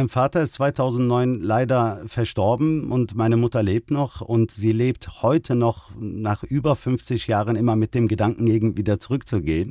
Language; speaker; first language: German; early bilingual, other home language; Turkish